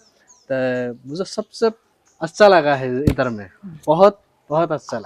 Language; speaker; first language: Hindi; non-native, local second language; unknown